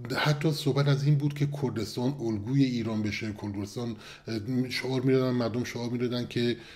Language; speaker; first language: Persian; non-native, local second language; Kurdish